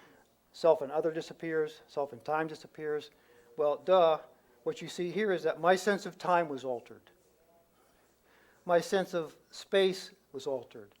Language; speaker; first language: English; native; English